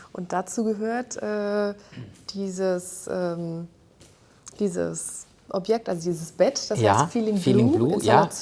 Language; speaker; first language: German; native; German